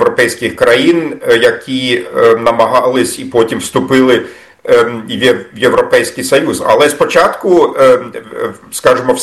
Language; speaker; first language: Ukrainian; non-native, fluent; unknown